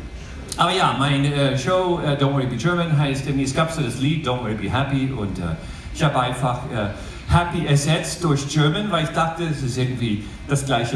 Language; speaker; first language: German; non-native, fluent; English